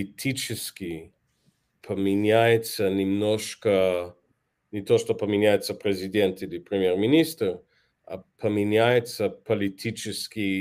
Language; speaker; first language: Russian; non-native, fluent; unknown